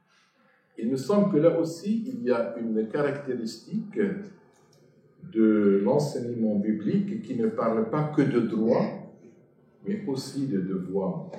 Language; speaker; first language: French; non-native, fluent; Arabic